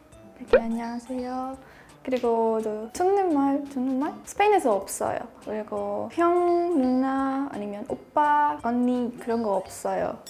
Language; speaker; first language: Korean; non-native, learner; Spanish